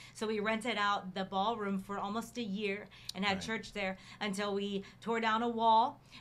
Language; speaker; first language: English; native; English